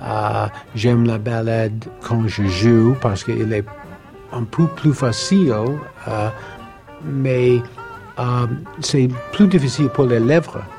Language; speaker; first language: French; non-native, learner; English